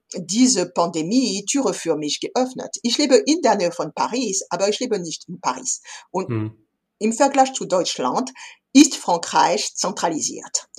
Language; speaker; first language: German; non-native, fluent; French